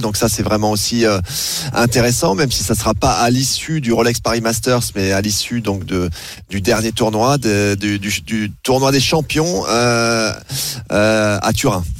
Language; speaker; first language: French; native; French